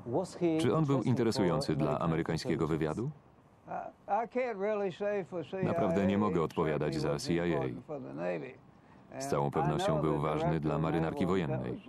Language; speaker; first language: Polish; native; Polish